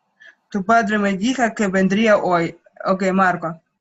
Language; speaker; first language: Spanish; non-native, learner; Russian